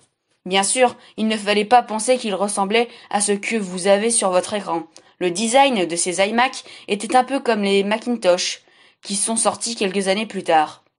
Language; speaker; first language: French; native; French